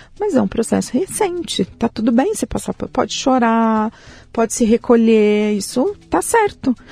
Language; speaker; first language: Portuguese; early bilingual, other home language; Spanish